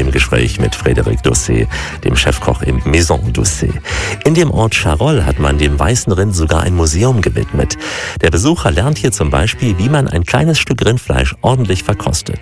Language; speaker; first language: German; native; German